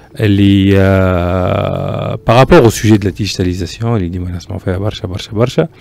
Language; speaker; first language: French; non-native, local second language; Arabic